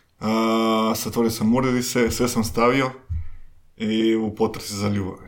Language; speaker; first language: Croatian; non-native, fluent; Spanish